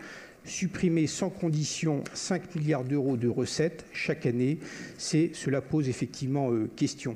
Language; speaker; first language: French; native; French